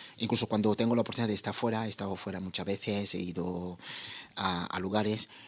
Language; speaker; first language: Spanish; non-native, fluent; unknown